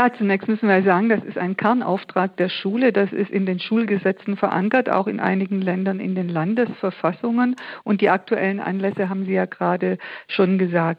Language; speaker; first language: German; native; German